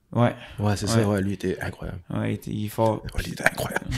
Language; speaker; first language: French; native; French